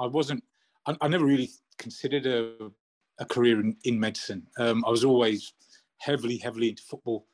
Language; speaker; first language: English; native; English